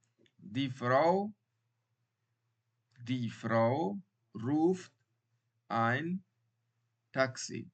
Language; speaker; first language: German; non-native, learner; Baluchi